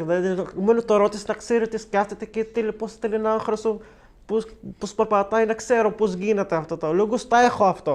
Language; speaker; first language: Greek; non-native, learner; Arabic